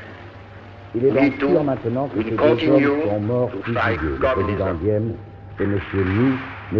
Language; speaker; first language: French; native; French